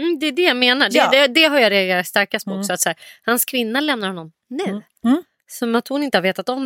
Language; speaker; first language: Swedish; native; Swedish